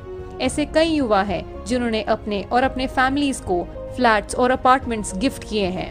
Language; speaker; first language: Hindi; native; Hindi